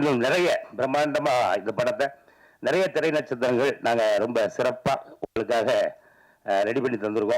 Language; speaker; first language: Tamil; native; Tamil